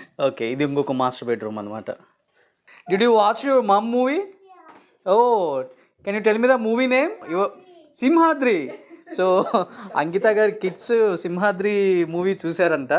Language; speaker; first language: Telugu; native; Telugu